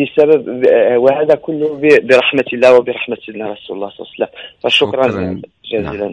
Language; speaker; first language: Arabic; non-native, fluent; French